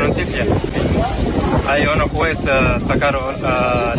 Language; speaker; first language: Spanish; non-native, learner; Arabic